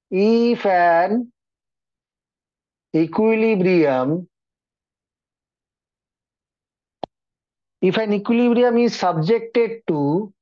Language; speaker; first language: English; non-native, local second language; Hindi